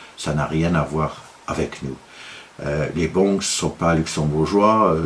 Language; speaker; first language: French; non-native, local second language; Luxembourgish